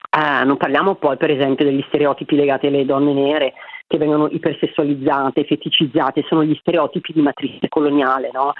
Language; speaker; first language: Italian; native; Italian